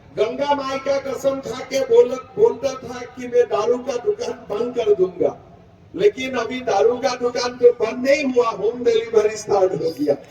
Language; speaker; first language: Hindi; non-native, local second language; Assamese